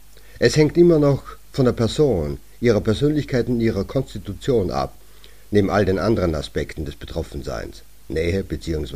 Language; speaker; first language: German; native; German